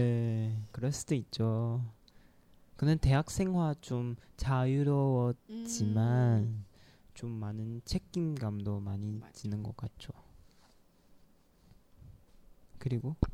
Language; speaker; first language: Korean; non-native, local second language; Chinese